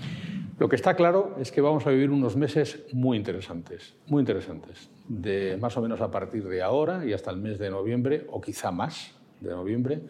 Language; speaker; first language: Spanish; native; Spanish